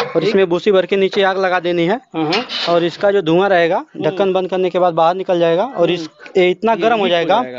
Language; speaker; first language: Hindi; native; Hindi